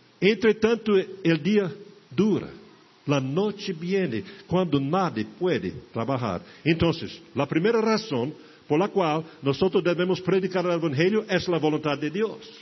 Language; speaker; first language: Portuguese; non-native, fluent; English